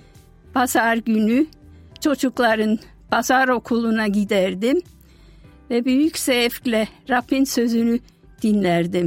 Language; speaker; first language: Turkish; non-native, fluent; German